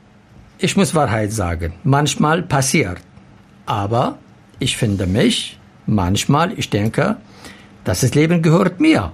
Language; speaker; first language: German; non-native, learner; Arabic